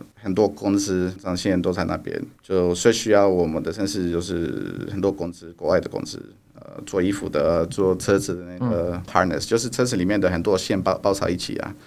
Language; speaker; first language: Chinese; non-native, fluent; Spanish